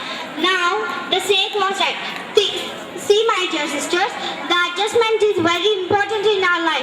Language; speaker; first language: English; non-native, learner; Telugu